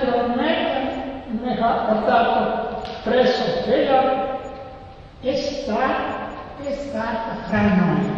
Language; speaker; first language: Italian; non-native, learner; Serbian